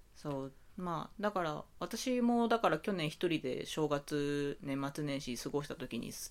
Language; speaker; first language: Japanese; native; Japanese